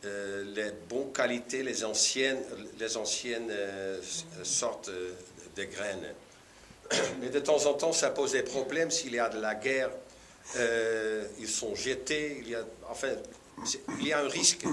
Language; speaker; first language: French; non-native, learner; Dutch